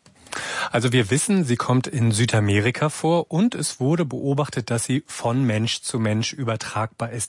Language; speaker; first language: German; native; German